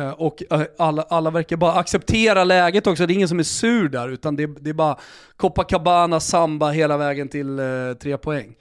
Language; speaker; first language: Swedish; native; Swedish